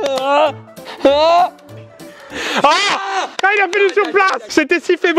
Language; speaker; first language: French; native; French